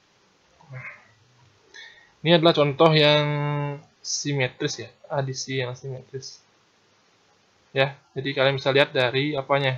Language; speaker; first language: Indonesian; native; Indonesian